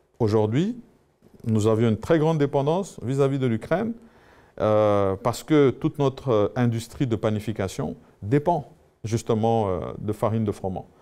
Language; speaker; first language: French; non-native, local second language; Swahili